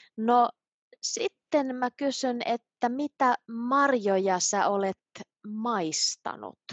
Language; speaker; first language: Finnish; native; Finnish